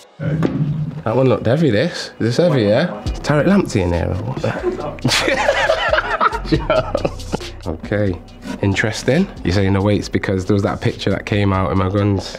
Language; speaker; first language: English; native; English